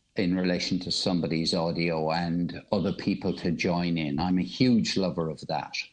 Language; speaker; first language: English; native; English